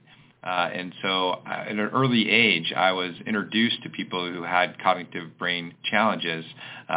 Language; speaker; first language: English; native; English